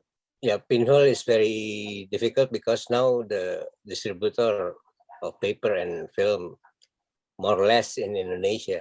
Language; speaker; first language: English; non-native, learner; Indonesian